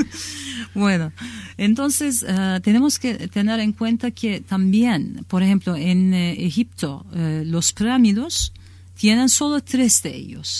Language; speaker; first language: Spanish; non-native, learner; Kurdish